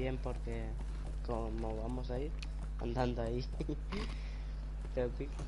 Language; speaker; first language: Spanish; native; Spanish